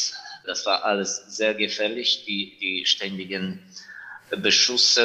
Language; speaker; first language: German; non-native, fluent; Ukrainian